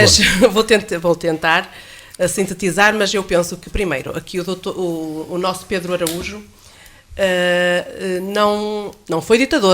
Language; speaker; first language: Portuguese; native; Portuguese